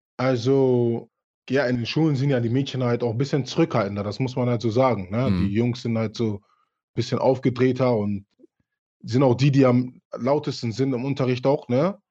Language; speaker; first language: German; early bilingual, other home language; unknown